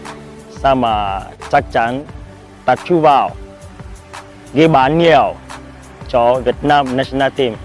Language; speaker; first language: Vietnamese; non-native, learner; Portuguese